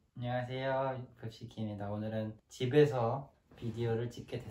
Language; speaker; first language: Korean; native; Korean